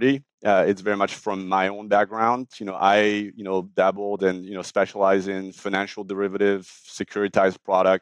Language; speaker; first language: English; non-native, fluent; French